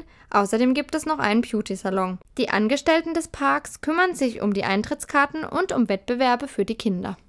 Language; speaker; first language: German; native; German